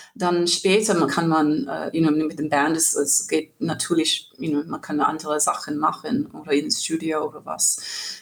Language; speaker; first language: German; non-native, learner; English